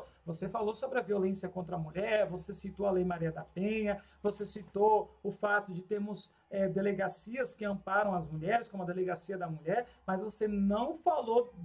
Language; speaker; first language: Portuguese; native; Portuguese